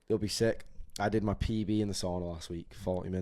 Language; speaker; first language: English; native; English